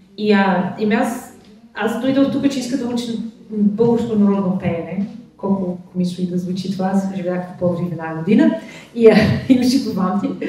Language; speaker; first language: Bulgarian; non-native, fluent; English